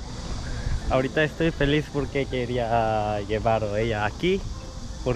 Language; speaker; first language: Spanish; non-native, learner; Korean